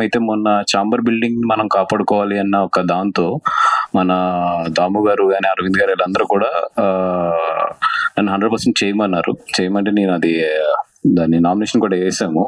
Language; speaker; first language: Telugu; native; Telugu